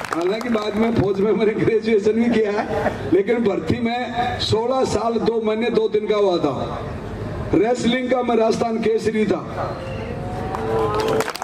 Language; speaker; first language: Hindi; native; Hindi